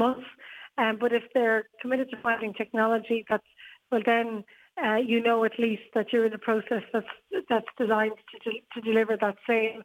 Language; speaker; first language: English; native; English